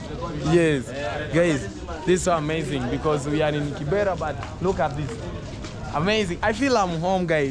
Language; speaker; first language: English; non-native, learner; Swahili